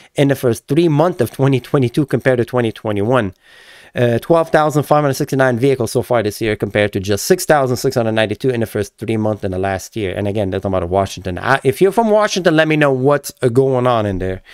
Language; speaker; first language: English; native; English